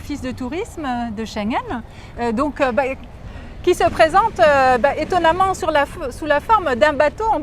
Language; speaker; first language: French; native; French